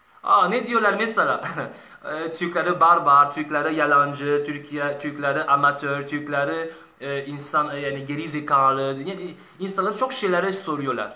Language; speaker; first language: Turkish; non-native, learner; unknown